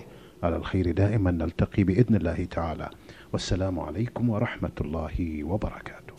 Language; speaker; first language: Arabic; native; Arabic